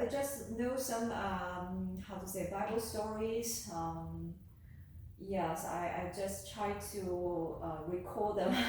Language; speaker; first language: English; non-native, learner; Chinese